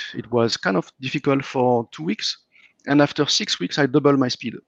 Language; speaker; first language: English; non-native, fluent; French